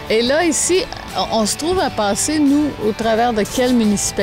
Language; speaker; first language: French; native; French